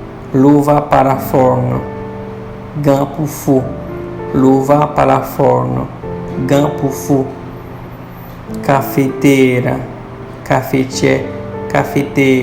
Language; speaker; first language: Portuguese; non-native, fluent; Haitian Creole